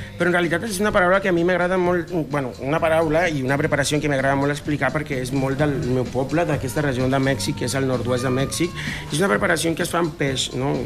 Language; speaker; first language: Catalan; non-native, fluent; Spanish